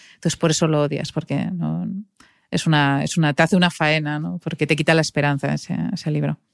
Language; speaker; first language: Spanish; native; Spanish